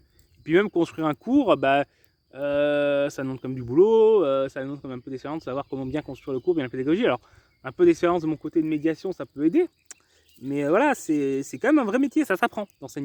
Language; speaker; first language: French; native; French